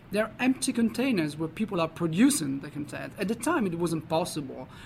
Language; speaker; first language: English; non-native, fluent; Italian